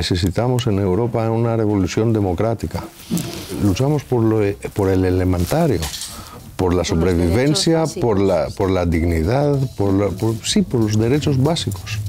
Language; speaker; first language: Spanish; non-native, fluent; Greek